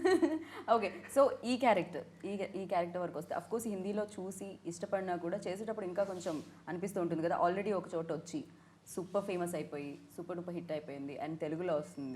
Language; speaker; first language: Telugu; native; Telugu